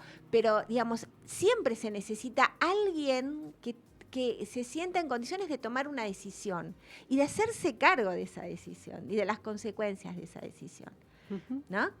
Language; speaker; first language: Spanish; native; Spanish